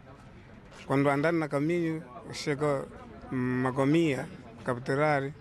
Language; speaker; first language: Portuguese; non-native, local second language; Makhuwa